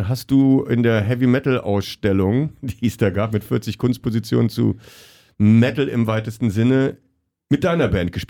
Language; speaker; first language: German; native; German